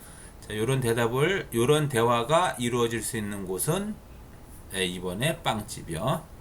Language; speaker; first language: Korean; native; Korean